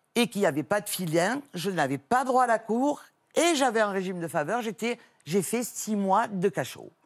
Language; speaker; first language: French; native; French